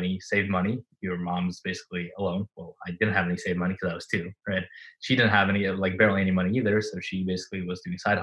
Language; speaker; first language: English; non-native, fluent; Russian